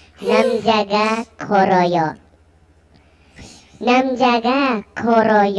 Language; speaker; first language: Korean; non-native, learner; Indonesian